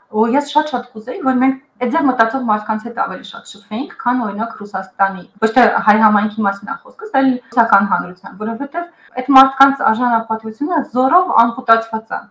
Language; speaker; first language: Armenian; early bilingual, heritage; Armenian